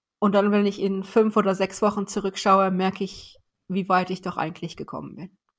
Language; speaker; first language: German; early bilingual, other home language; Persian